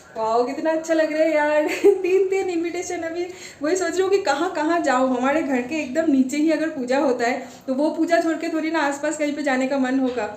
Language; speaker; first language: Hindi; non-native, local second language; Bangla